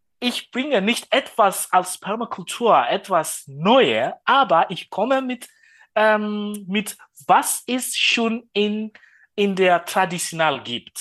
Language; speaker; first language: German; non-native, learner; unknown